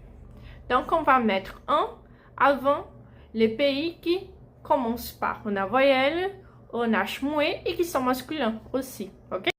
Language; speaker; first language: French; non-native, fluent; Portuguese